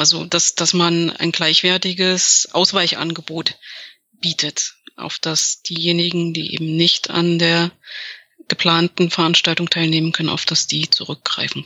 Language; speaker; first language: German; native; German